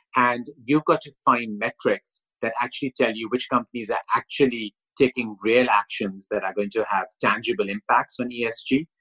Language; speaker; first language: English; non-native, local second language; Urdu